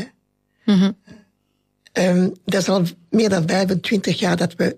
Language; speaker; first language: Dutch; non-native, local second language; French